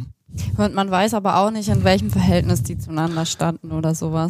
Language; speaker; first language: German; native; German